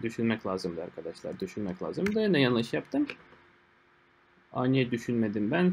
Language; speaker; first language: Turkish; non-native, fluent; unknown